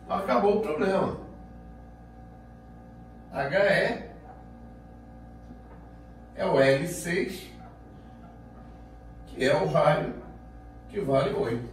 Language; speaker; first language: Portuguese; native; Portuguese